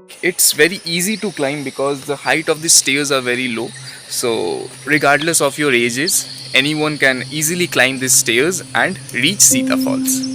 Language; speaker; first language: English; non-native, local second language; Bangla